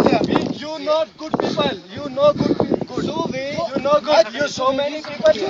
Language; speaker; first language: English; non-native, learner; Hindi